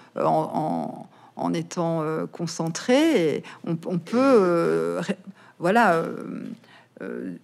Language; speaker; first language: French; native; French